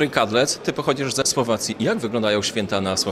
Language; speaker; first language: Polish; native; Polish